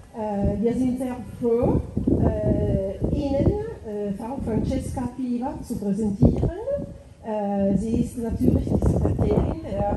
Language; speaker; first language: German; non-native, fluent; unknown